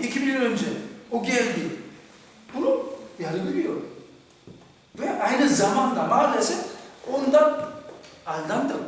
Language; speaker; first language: Turkish; non-native, fluent; Korean